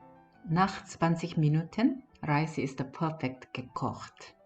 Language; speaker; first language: German; non-native, learner; Korean